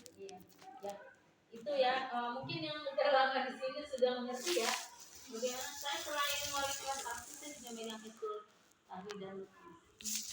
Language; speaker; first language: Indonesian; non-native, local second language; Sundanese